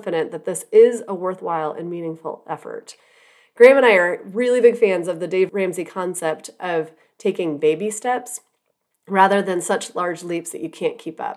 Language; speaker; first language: English; native; English